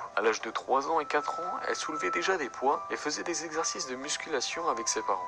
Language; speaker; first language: French; native; French